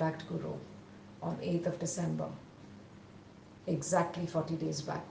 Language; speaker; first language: English; non-native, local second language; Telugu